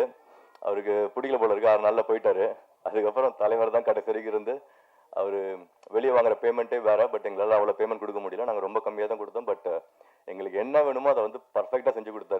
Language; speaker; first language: Tamil; native; Tamil